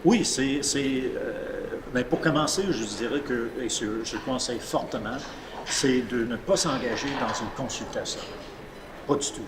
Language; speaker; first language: French; native; French